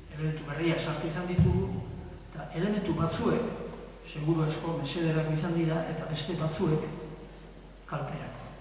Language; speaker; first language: Basque; native; Basque